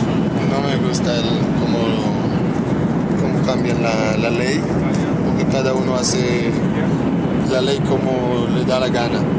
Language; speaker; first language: Spanish; early bilingual, heritage; Hebrew